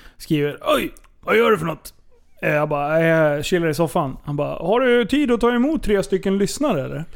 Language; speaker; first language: Swedish; native; Swedish